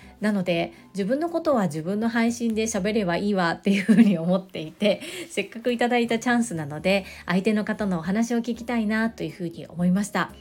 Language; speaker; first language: Japanese; native; Japanese